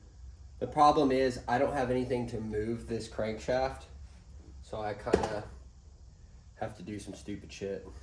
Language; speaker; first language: English; native; English